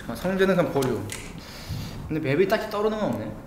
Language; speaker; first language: Korean; native; Korean